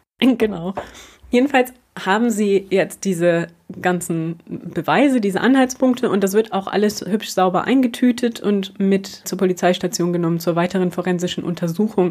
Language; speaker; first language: German; native; German